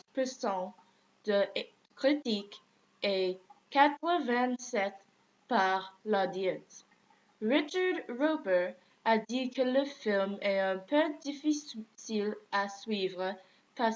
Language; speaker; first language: French; non-native, learner; English